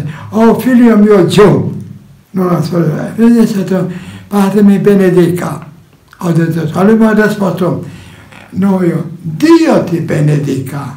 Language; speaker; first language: Italian; non-native, learner; Polish